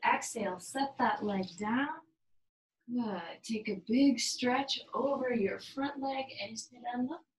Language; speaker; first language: English; native; English